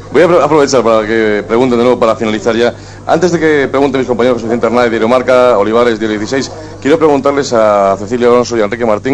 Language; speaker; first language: Spanish; native; Spanish